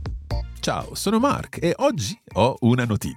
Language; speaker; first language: Italian; non-native, fluent; English